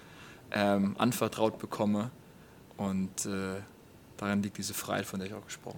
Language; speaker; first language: German; native; German